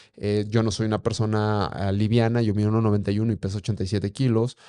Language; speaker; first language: Spanish; native; Spanish